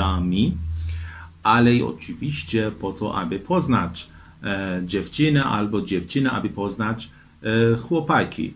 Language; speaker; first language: Polish; non-native, fluent; Persian